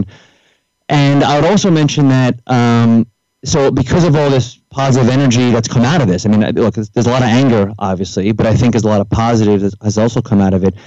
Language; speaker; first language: English; native; English